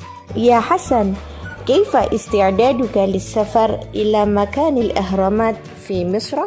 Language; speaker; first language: Arabic; non-native, fluent; Indonesian